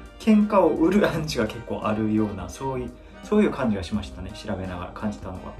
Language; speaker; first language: Japanese; non-native, fluent; Korean